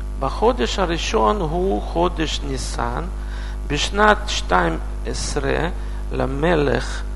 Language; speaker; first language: Hebrew; non-native, learner; Russian